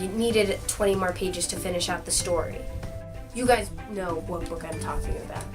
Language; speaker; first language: English; native; English